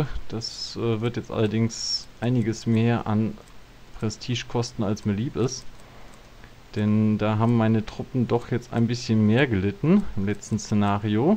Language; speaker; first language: German; native; German